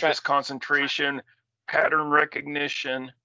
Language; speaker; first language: English; native; English